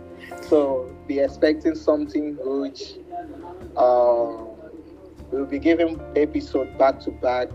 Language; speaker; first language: English; non-native, local second language; Igbo